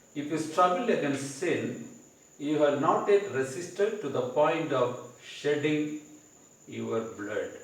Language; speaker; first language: English; non-native, local second language; Tamil